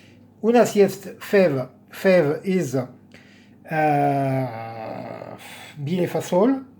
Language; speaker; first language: Russian; non-native, learner; French